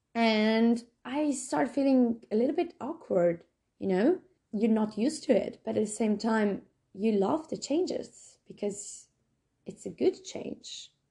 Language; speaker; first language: English; non-native, fluent; Slovenian